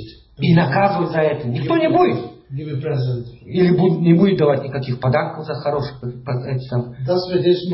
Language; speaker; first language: Russian; native; Russian